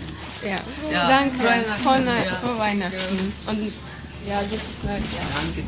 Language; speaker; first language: German; early bilingual, other home language; Ukrainian